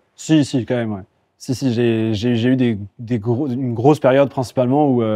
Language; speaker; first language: French; native; French